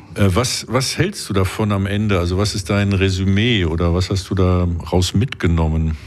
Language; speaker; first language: German; native; German